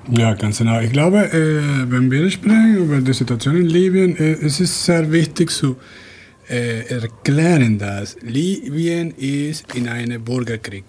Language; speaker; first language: German; non-native, fluent; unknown